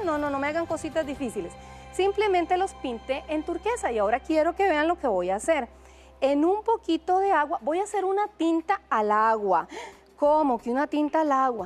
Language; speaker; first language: Spanish; native; Spanish